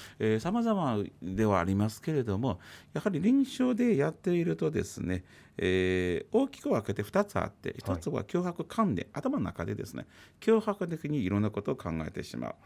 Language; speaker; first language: Japanese; native; Japanese